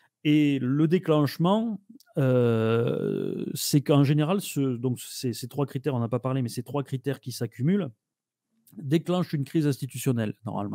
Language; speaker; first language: French; native; French